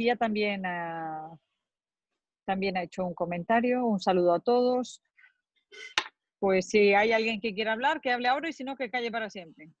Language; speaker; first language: Spanish; native; Spanish